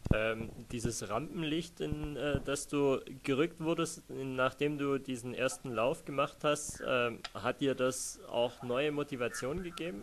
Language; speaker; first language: German; native; German